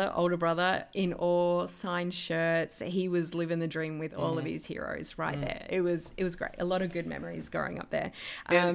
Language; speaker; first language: English; native; English